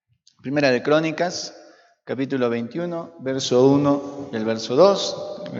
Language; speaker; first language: Spanish; native; Spanish